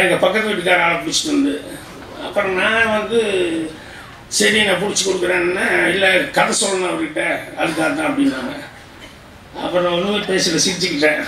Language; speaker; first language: Tamil; native; Tamil